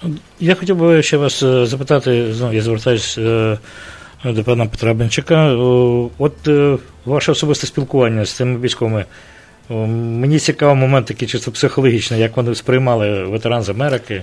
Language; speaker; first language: Ukrainian; native; Ukrainian